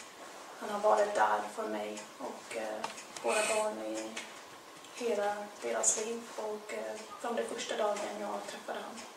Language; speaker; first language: Swedish; non-native, fluent; English